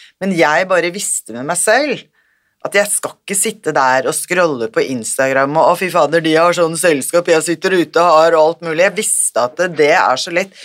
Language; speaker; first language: Norwegian; native; Norwegian